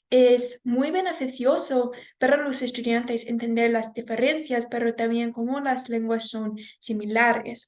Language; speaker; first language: Spanish; non-native, fluent; English